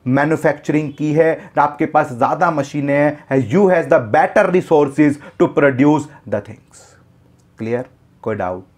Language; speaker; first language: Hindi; native; Hindi